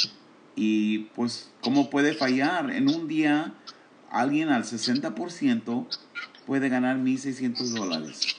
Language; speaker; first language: Spanish; early bilingual, heritage; Spanish